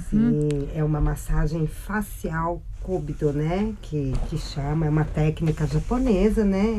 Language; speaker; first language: Spanish; non-native, learner; Portuguese